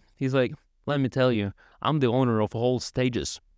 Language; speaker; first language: English; non-native, learner; Russian